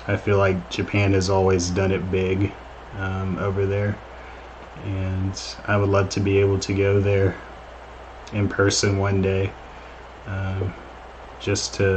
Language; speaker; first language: English; native; English